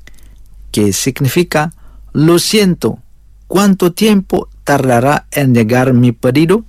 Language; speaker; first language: Spanish; non-native, fluent; Indonesian